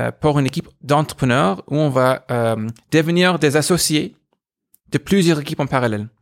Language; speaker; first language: French; non-native, fluent; English